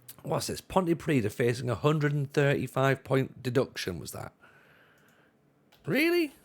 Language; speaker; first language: English; native; English